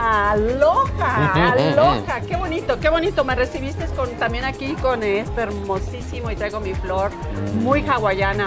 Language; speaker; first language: Spanish; native; Spanish